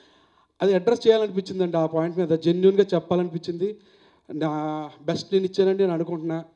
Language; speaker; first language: Telugu; native; Telugu